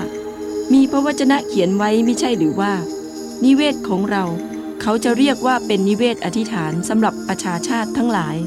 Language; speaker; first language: Thai; native; Thai